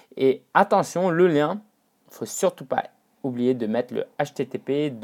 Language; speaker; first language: French; non-native, fluent; Chinese